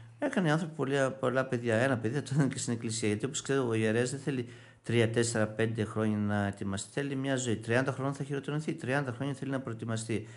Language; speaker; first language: Greek; native; Greek